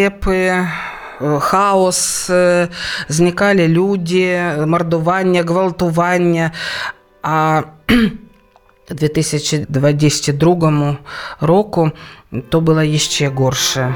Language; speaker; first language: Ukrainian; non-native, local second language; Russian